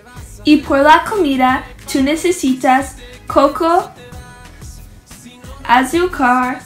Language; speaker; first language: Spanish; non-native, learner; English